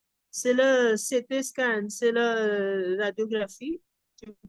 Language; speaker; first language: French; non-native, fluent; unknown